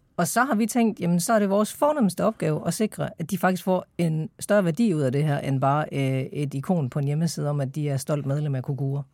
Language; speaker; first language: Danish; native; Danish